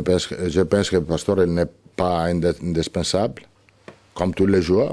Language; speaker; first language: French; non-native, learner; Italian